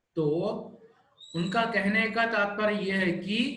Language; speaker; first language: Hindi; non-native, local second language; Telugu